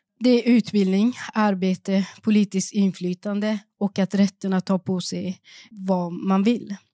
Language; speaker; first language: Swedish; early bilingual, other home language; Persian